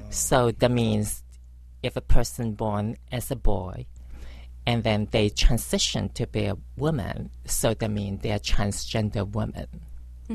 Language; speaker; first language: English; non-native, local second language; Cantonese